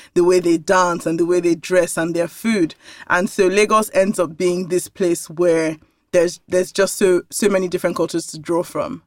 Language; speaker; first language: English; non-native, local second language; Yoruba